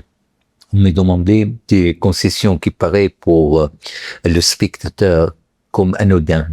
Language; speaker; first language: French; non-native, local second language; Arabic